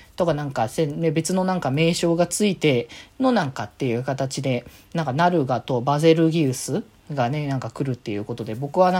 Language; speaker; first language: Japanese; native; Japanese